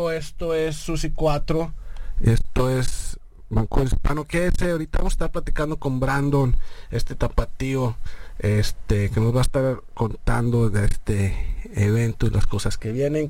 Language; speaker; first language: Spanish; native; Spanish